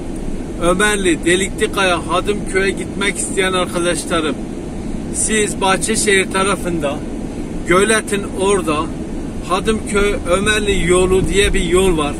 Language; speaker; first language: Turkish; native; Turkish